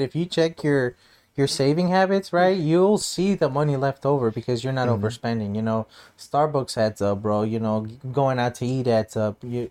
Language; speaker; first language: English; early bilingual, other home language; Spanish